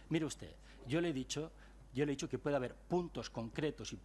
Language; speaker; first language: Spanish; non-native, local second language; Catalan